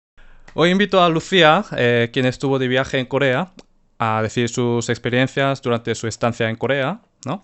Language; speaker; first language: Spanish; non-native, fluent; Korean